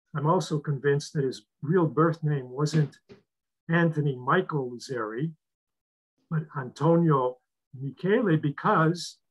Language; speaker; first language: English; native; English